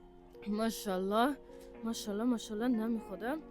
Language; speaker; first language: Persian; early bilingual, heritage; Persian